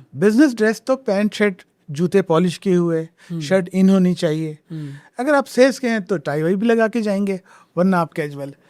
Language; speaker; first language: Urdu; native; Urdu